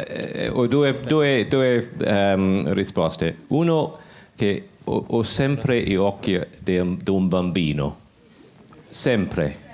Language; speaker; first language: Italian; non-native, learner; English